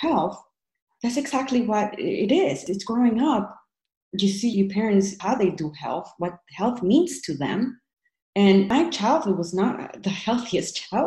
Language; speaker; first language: English; early bilingual, other home language; Spanish